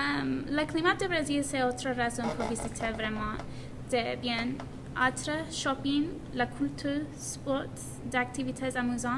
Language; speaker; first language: French; non-native, learner; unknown